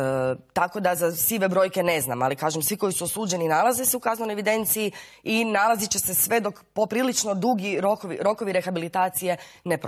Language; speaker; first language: Croatian; native; Croatian